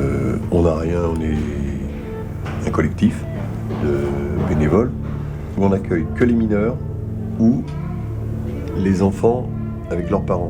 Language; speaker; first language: French; native; French